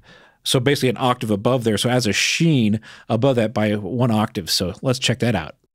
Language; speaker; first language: English; native; English